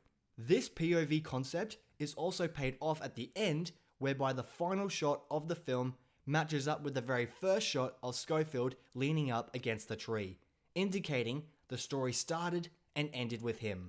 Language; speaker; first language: English; native; English